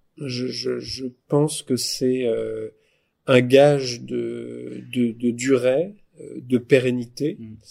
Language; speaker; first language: French; native; French